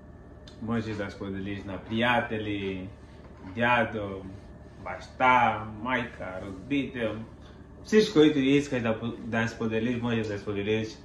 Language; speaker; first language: Bulgarian; non-native, learner; Portuguese